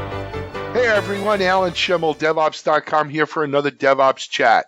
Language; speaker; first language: English; native; English